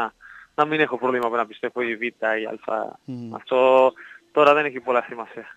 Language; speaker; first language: Greek; non-native, learner; Spanish